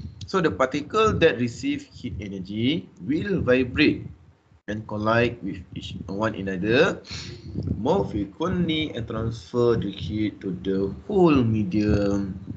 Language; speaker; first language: English; non-native, local second language; Malay